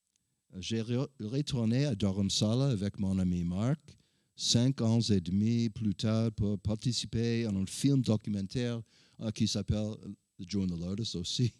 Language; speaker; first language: French; non-native, learner; English